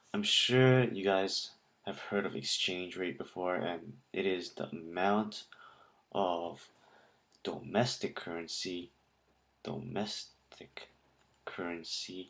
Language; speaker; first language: English; native; English